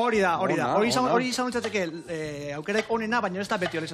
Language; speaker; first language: Basque; native; Basque